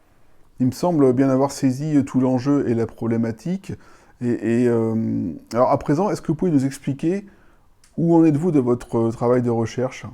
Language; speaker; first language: French; native; French